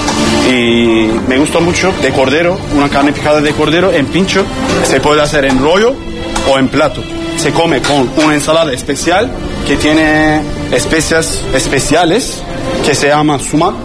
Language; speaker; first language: Spanish; non-native, learner; Turkish